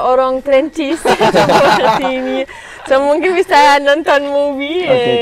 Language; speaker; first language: Indonesian; non-native, learner; French